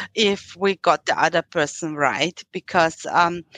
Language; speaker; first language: English; non-native, fluent; German